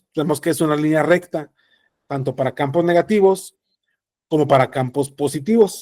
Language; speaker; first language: Spanish; native; Spanish